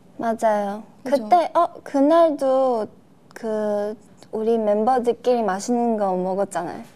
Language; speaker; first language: Korean; non-native, fluent; Chinese